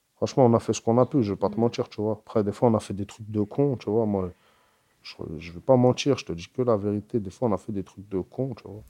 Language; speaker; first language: French; early bilingual, other home language; Arabic